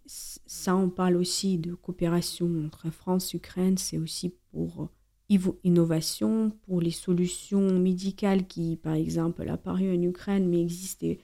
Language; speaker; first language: French; non-native, fluent; Ukrainian